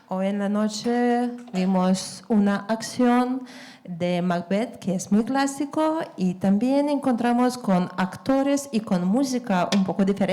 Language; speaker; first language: Spanish; non-native, fluent; Lithuanian